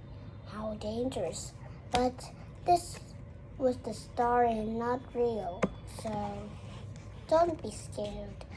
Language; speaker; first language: English; non-native, learner; Vietnamese